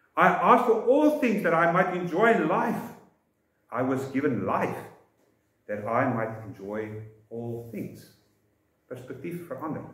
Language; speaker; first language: English; non-native, local second language; Afrikaans